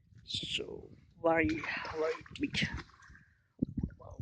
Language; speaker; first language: English; non-native, learner; Vietnamese